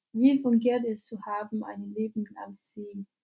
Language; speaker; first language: German; non-native, learner; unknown